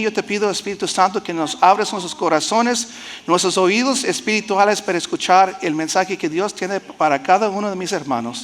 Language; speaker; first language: Spanish; early bilingual, heritage; Spanish